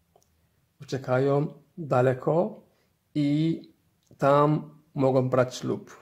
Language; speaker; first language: Polish; non-native, fluent; Somali